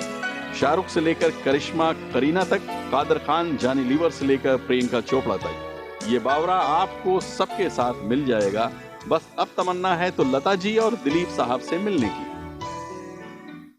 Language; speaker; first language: Hindi; native; Hindi